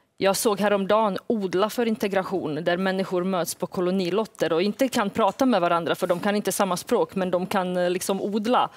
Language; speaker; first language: Swedish; early bilingual, other home language; Bosnian